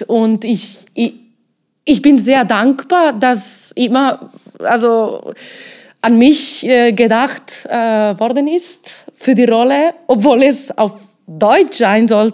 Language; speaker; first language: German; non-native, fluent; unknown